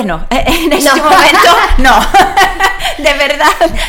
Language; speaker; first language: Spanish; non-native, learner; English